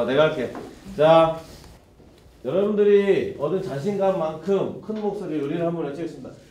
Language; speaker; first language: Korean; native; Korean